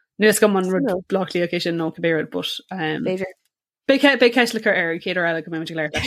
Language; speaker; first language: Irish; non-native, local second language; English